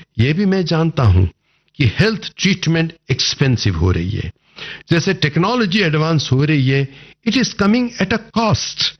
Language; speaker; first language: Hindi; non-native, local second language; Bangla